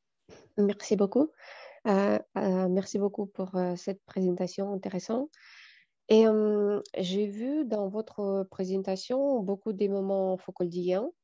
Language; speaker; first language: French; non-native, fluent; Russian